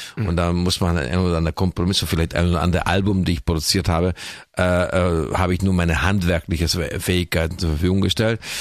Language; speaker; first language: German; non-native, fluent; Hungarian